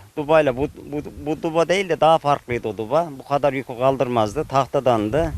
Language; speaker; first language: Turkish; native; Turkish